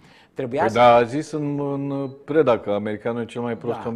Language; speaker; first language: Romanian; native; Romanian